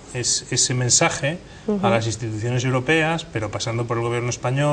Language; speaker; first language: Spanish; native; Spanish